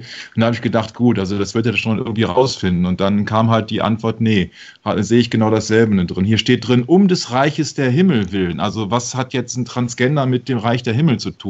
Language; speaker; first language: German; native; German